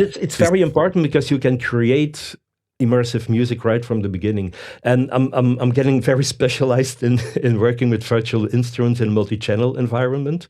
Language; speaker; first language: English; non-native, fluent; Dutch